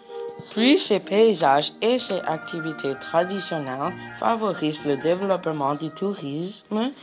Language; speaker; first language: French; non-native, local second language; English